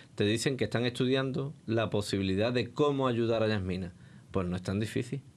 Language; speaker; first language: Spanish; native; Spanish